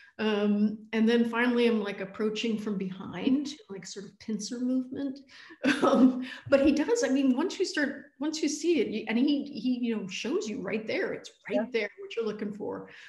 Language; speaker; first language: English; native; English